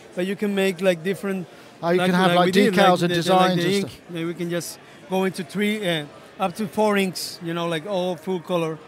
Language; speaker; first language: English; non-native, fluent; Spanish